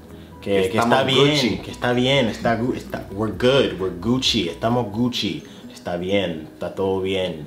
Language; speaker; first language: Spanish; non-native, fluent; English